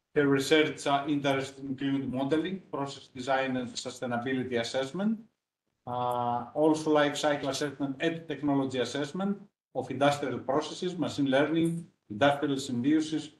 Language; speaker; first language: English; non-native, fluent; Greek